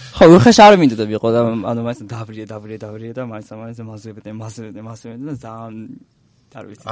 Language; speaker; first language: Georgian; non-native, learner; Japanese